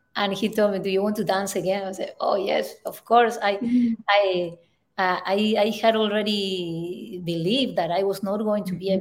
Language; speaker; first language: English; non-native, fluent; Spanish